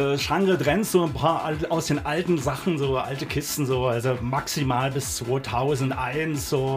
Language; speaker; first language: German; native; German